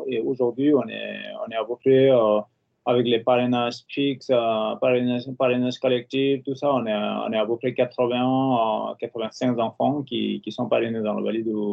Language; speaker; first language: French; non-native, fluent; Nepali